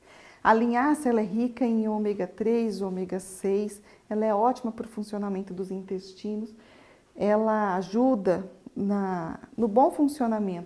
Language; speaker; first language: Portuguese; native; Portuguese